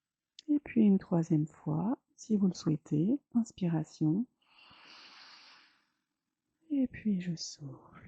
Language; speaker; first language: French; native; French